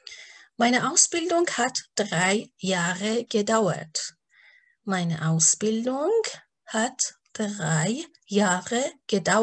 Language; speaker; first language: German; non-native, fluent; Persian